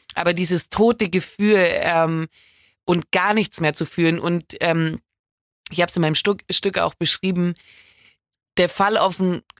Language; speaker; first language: German; native; German